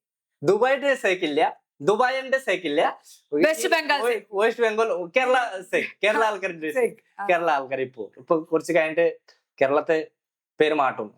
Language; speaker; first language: Malayalam; non-native, fluent; Bangla